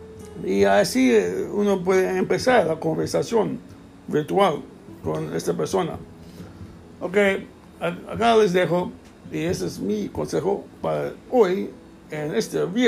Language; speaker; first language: Spanish; early bilingual, heritage; English